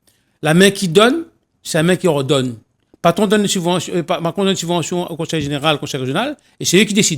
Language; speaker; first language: French; non-native, local second language; Réunion Creole French